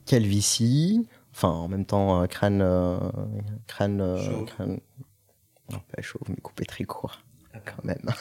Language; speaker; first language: French; non-native, local second language; Arabic